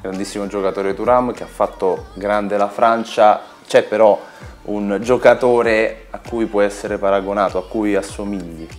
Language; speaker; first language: Italian; native; Italian